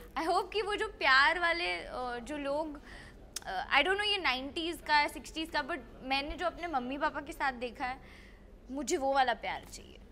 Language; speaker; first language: Hindi; non-native, local second language; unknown